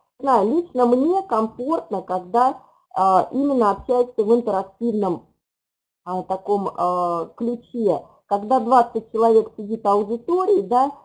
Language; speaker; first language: Russian; native; Russian